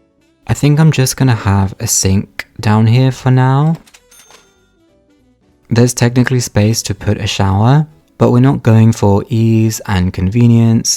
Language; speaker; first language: English; native; English